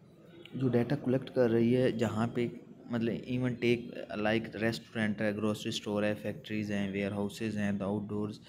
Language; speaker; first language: Hindi; non-native, local second language; Punjabi